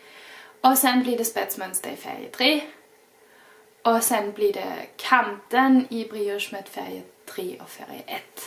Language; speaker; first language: Swedish; non-native, fluent; German